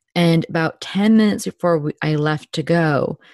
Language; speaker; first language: English; native; English